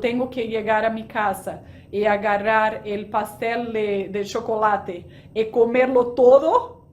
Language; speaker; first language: Spanish; non-native, fluent; Portuguese